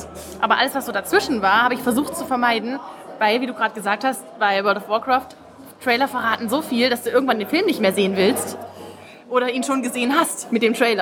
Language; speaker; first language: German; native; German